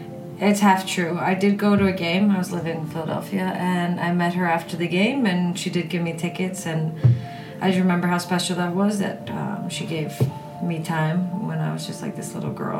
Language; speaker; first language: English; early bilingual, other home language; Icelandic